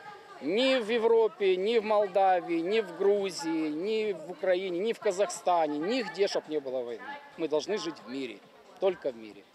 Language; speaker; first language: Russian; native; Russian